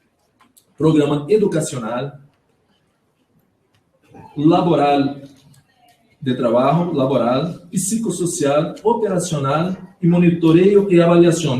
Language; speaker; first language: Spanish; non-native, learner; Portuguese